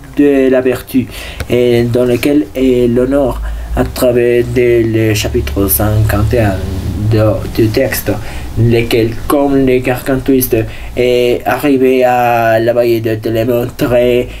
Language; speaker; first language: French; non-native, learner; Spanish